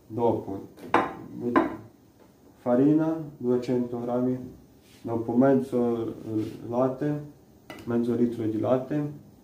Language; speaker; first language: Italian; non-native, learner; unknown